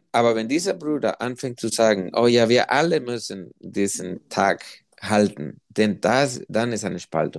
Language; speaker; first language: German; non-native, fluent; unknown